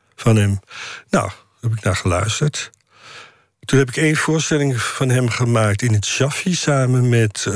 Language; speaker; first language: Dutch; native; Dutch